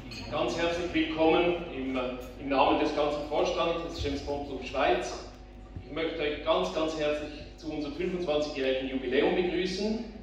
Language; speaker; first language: German; native; German